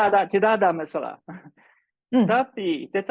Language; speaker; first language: Indonesian; non-native, learner; English